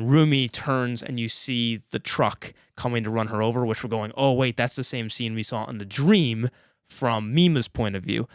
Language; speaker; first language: English; native; English